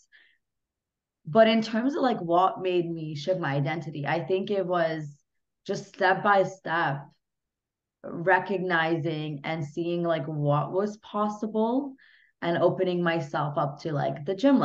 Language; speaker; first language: English; non-native, fluent; Hungarian